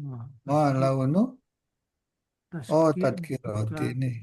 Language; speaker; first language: Arabic; non-native, learner; Indonesian